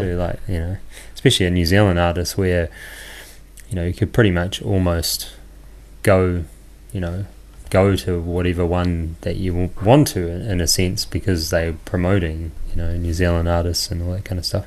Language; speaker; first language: English; native; English